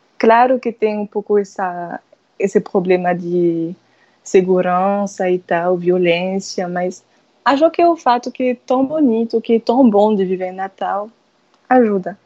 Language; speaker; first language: Portuguese; non-native, fluent; French